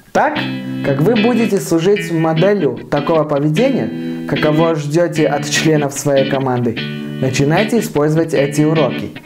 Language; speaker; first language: Russian; non-native, fluent; Armenian